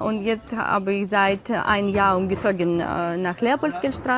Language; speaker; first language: German; non-native, learner; Ukrainian